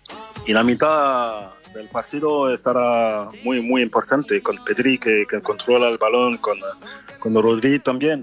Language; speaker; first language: Spanish; non-native, fluent; French